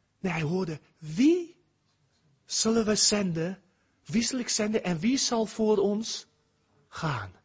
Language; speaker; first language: Dutch; early bilingual, heritage; Dutch